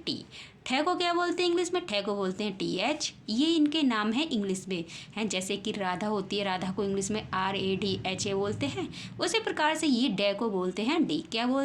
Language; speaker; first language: Hindi; native; Hindi